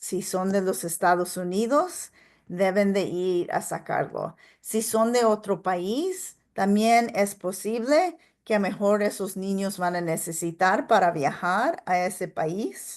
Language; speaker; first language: Spanish; non-native, local second language; English